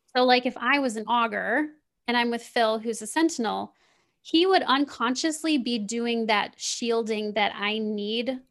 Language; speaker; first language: English; native; English